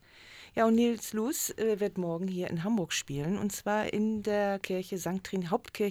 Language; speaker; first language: German; native; German